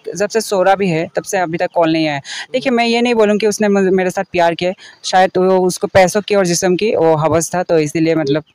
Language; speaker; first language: Hindi; non-native, local second language; Assamese